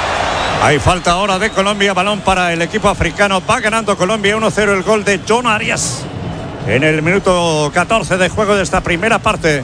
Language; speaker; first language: Spanish; native; Spanish